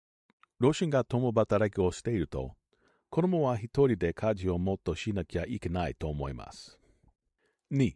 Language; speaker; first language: Japanese; non-native, learner; English